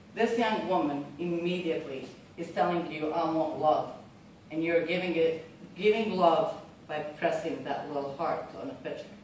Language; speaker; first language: English; non-native, fluent; Serbian